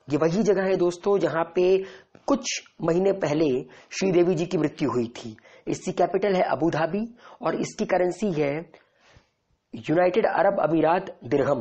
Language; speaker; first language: Hindi; native; Hindi